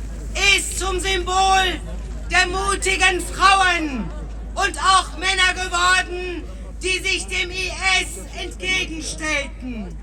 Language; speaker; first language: German; early bilingual, other home language; Kurdish